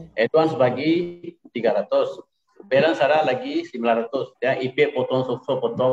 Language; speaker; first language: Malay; non-native, local second language; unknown